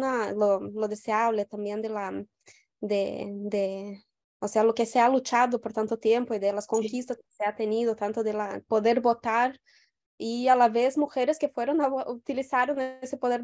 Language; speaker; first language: Spanish; non-native, fluent; Portuguese